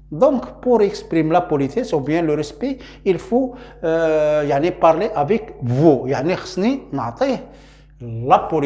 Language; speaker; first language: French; non-native, local second language; Arabic